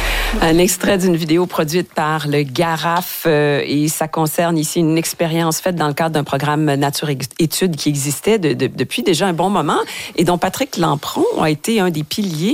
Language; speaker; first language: French; native; French